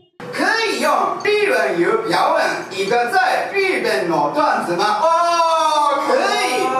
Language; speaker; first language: Chinese; non-native, fluent; Japanese